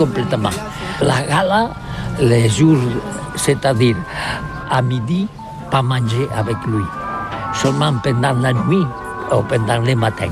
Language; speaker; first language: French; non-native, learner; Catalan